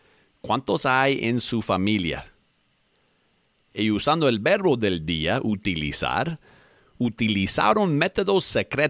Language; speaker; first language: Spanish; non-native, fluent; English